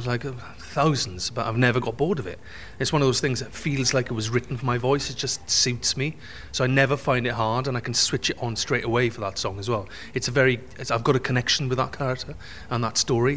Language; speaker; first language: English; native; English